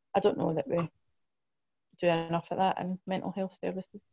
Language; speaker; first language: English; native; English